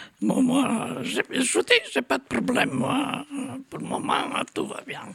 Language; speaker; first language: French; early bilingual, other home language; Italian